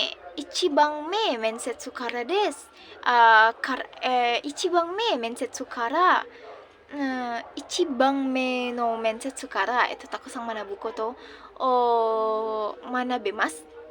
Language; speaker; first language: Japanese; non-native, learner; Indonesian